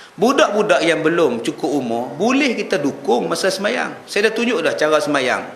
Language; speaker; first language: Malay; native; Malay